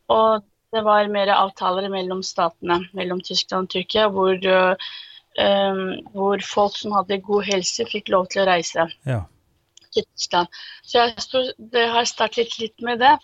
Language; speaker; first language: Norwegian; early bilingual, other home language; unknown